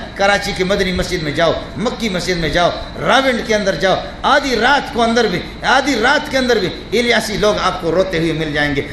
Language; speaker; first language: Urdu; non-native, local second language; Brahui